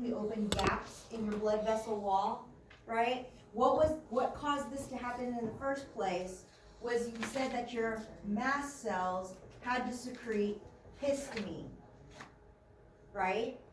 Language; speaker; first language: English; native; English